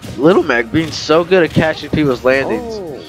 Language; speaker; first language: English; native; English